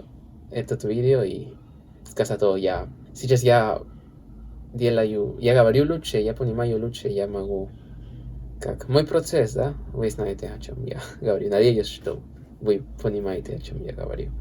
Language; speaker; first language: Russian; non-native, learner; Spanish